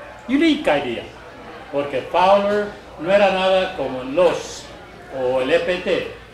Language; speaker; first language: Spanish; early bilingual, heritage; Spanish